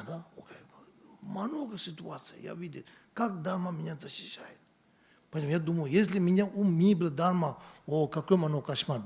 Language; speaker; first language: Russian; non-native, learner; Tibetan